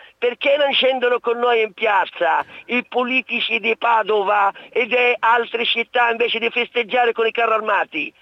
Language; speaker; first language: Italian; non-native, fluent; Arabic